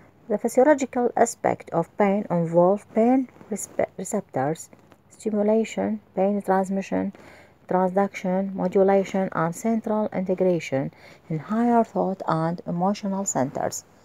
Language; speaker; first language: English; non-native, fluent; Arabic